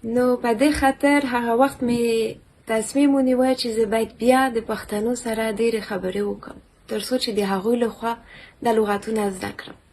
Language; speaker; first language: Pashto; non-native, fluent; French